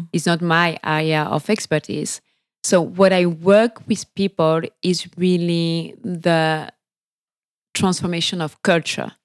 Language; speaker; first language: English; non-native, fluent; French